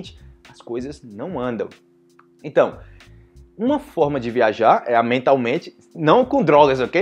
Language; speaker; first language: Portuguese; native; Portuguese